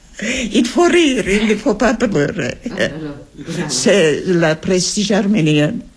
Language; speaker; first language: French; early bilingual, other home language; Armenian